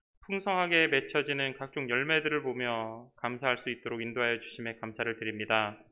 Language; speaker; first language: Korean; native; Korean